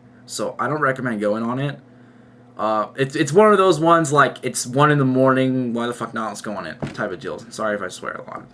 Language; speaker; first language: English; native; English